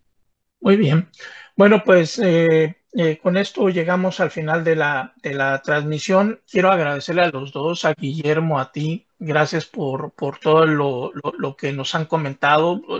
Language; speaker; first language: Spanish; native; Spanish